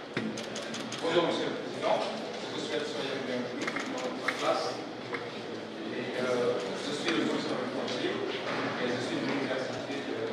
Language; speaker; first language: French; non-native, fluent; Indonesian